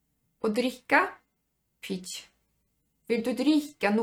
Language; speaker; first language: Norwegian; non-native, fluent; Polish